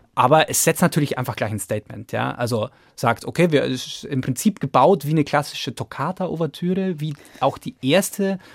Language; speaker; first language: German; native; German